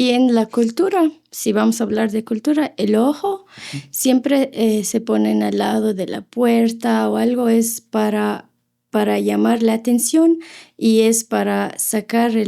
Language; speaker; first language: Spanish; non-native, fluent; Arabic